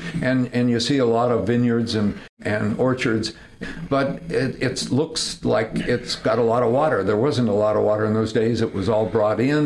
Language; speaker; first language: English; native; English